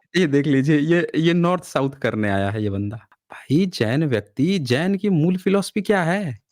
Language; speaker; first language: Hindi; native; Hindi